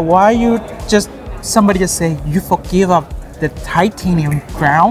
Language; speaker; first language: English; non-native, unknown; Thai